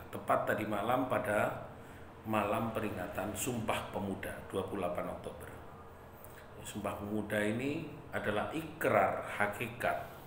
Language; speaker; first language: Indonesian; native; Indonesian